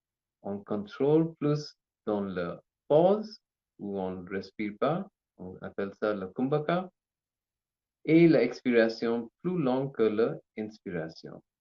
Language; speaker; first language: French; non-native, learner; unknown